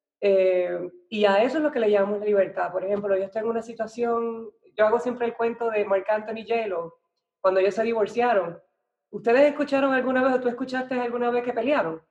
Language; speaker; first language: Spanish; native; Spanish